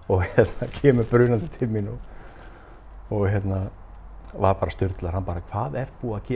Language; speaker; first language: Icelandic; native; Icelandic